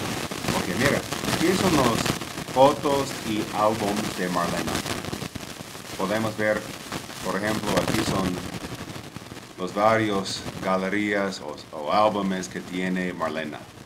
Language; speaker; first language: Spanish; non-native, fluent; English